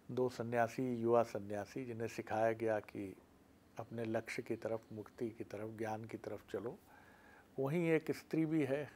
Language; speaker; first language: Hindi; native; Hindi